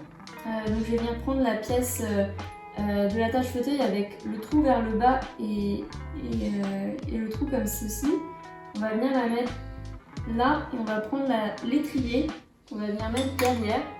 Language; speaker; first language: French; native; French